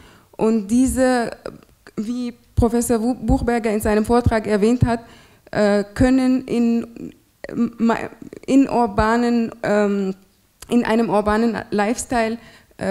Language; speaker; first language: German; non-native, fluent; Arabic